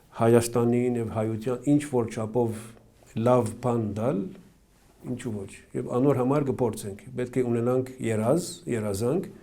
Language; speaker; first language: Armenian; early bilingual, heritage; Armenian